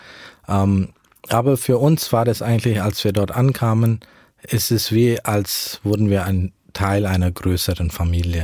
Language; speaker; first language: German; early bilingual, heritage; German